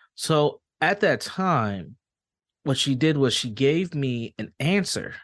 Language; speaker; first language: English; native; English